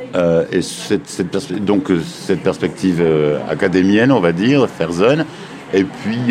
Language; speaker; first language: French; native; French